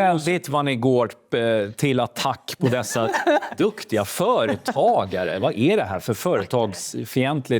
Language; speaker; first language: Swedish; native; Swedish